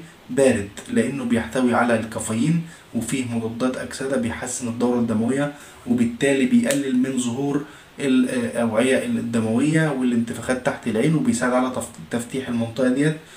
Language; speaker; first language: Arabic; native; Arabic